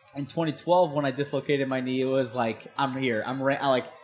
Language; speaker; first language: English; native; English